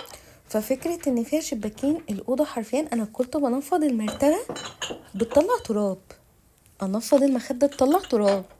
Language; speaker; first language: Arabic; native; Arabic